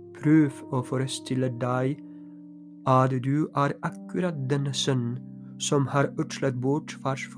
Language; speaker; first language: Norwegian; non-native, fluent; Polish